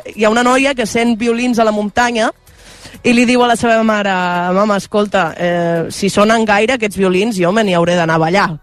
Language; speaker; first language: Catalan; non-native, local second language; Occitan